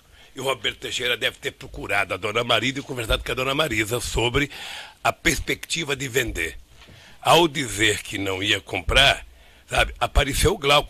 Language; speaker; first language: Portuguese; native; Portuguese